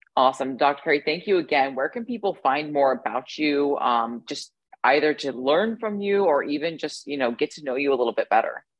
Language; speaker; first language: English; native; English